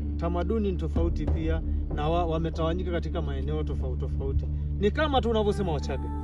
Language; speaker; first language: Swahili; non-native, local second language; Masai